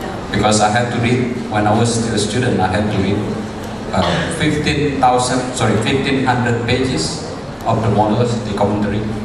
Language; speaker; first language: English; non-native, fluent; Indonesian